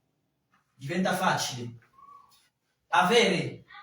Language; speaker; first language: Italian; non-native, fluent; French